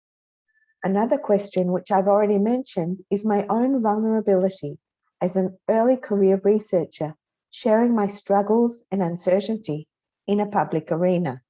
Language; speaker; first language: English; non-native, fluent; Hebrew